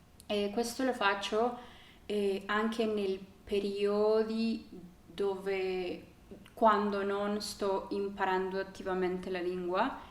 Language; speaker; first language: Italian; non-native, learner; Spanish